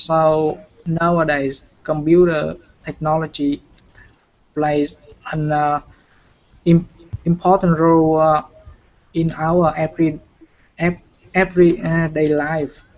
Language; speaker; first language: English; non-native, learner; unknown